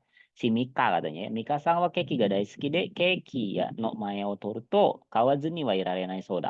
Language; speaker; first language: Indonesian; native; Indonesian